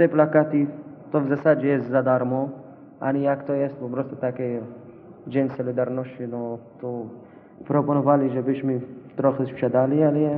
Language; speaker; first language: Polish; non-native, fluent; Arabic